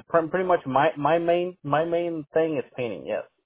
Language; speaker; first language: English; early bilingual, other home language; Spanish